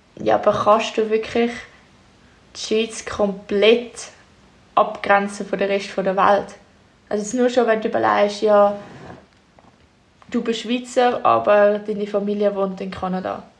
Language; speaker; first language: German; native; German